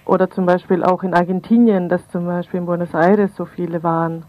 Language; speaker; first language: German; native; German